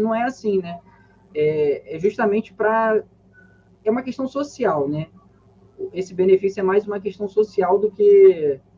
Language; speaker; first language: Portuguese; native; Portuguese